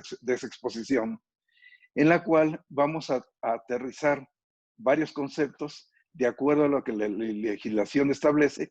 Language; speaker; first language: Spanish; native; Spanish